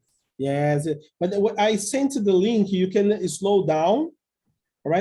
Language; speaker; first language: English; non-native, fluent; Portuguese